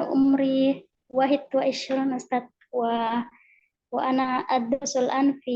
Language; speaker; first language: Arabic; non-native, learner; Indonesian